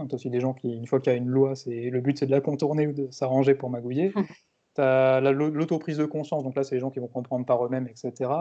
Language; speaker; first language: French; native; French